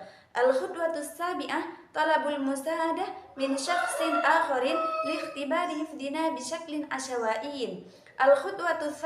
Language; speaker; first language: Arabic; non-native, learner; Indonesian